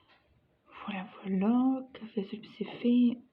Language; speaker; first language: French; native; French